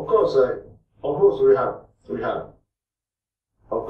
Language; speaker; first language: English; non-native, learner; Japanese